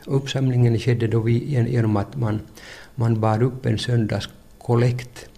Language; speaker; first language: Swedish; native; Swedish